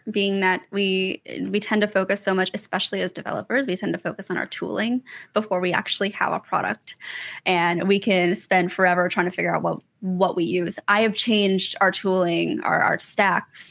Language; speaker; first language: English; native; English